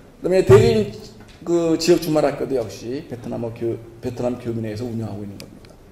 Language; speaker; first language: Korean; native; Korean